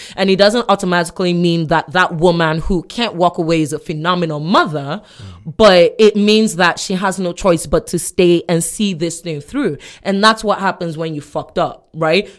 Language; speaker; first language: English; non-native, local second language; Yoruba